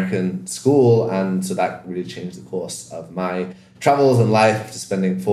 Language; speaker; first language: English; native; English